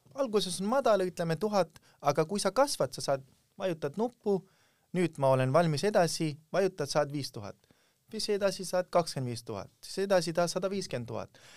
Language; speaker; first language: Estonian; non-native, fluent; Urdu